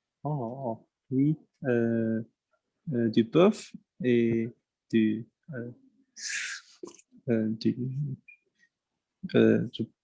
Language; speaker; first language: French; non-native, learner; Chinese